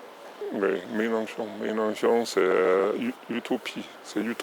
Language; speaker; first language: French; non-native, learner; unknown